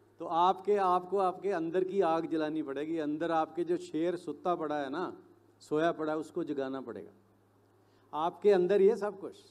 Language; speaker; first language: Hindi; non-native, local second language; Punjabi